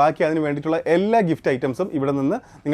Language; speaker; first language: Malayalam; native; Malayalam